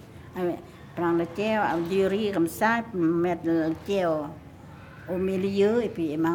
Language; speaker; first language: French; non-native, fluent; Lao